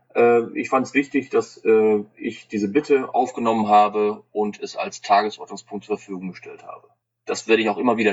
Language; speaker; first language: German; native; German